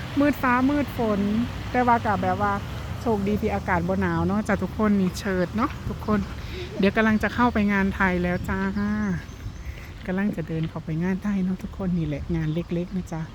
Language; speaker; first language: Thai; non-native, local second language; Northeastern Thai